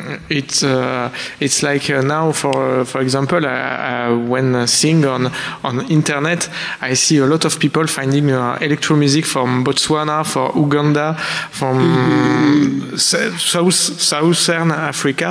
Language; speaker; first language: English; non-native, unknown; French